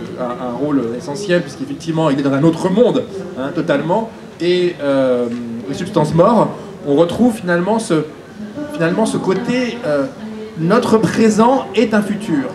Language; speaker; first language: French; native; French